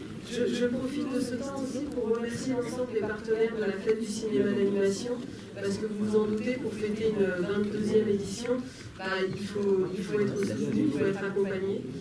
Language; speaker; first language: French; native; French